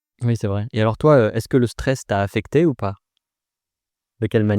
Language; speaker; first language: French; native; French